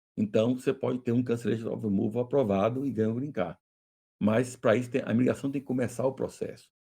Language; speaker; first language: Portuguese; native; Portuguese